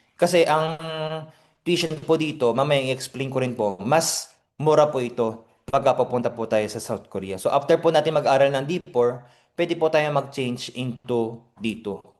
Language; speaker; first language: Filipino; non-native, fluent; Korean